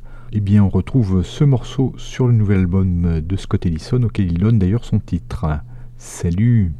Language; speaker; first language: French; native; French